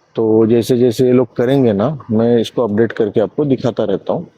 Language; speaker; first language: Hindi; non-native, local second language; Marathi